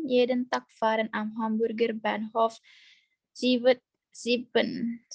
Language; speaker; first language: German; non-native, learner; Indonesian